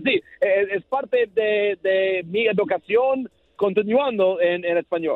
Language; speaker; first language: Spanish; non-native, learner; English